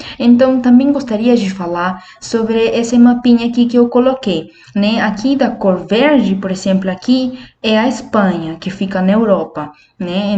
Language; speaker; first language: Portuguese; non-native, fluent; Spanish